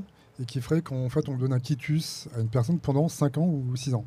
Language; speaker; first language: French; native; French